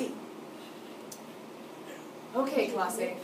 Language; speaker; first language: Spanish; non-native, fluent; English